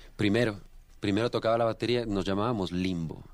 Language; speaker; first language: Spanish; native; Spanish